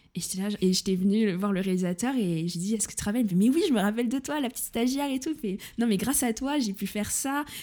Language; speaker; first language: French; native; French